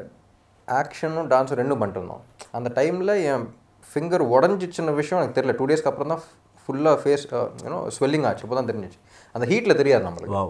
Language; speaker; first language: Tamil; non-native, local second language; Telugu